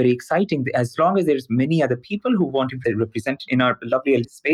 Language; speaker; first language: English; non-native, local second language; Urdu